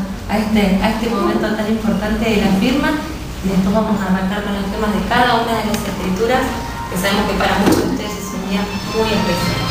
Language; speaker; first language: Spanish; native; Spanish